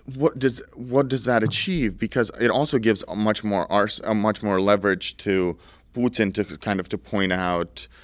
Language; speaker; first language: English; early bilingual, other home language; Russian